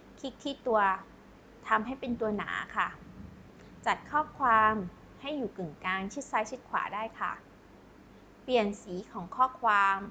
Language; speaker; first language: Thai; native; Thai